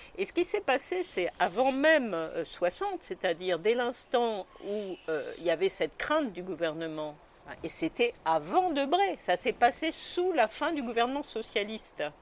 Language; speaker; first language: French; native; French